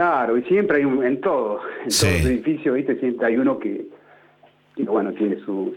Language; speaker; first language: Spanish; native; Spanish